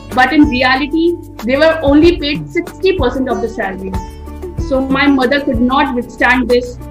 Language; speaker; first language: English; non-native, local second language; Hindi